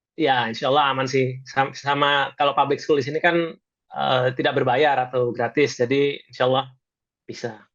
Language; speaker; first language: Indonesian; native; Indonesian